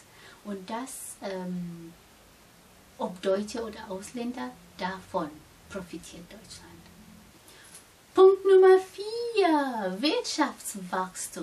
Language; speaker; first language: German; non-native, fluent; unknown